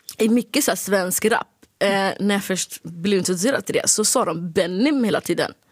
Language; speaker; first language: Swedish; early bilingual, other home language; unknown